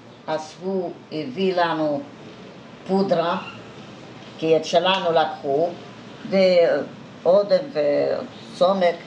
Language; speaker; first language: Hebrew; non-native, fluent; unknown